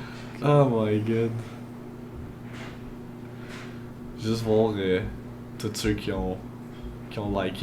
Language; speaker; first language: French; native; French